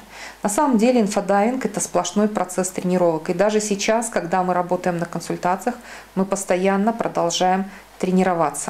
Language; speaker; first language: Russian; native; Russian